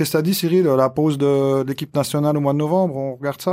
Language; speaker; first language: French; native; French